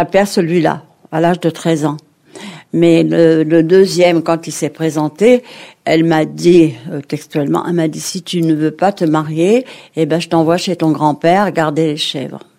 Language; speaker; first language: French; early bilingual, other home language; Kabyle